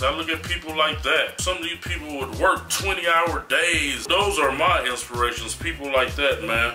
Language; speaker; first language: English; native; English